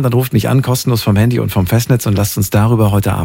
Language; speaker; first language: German; native; German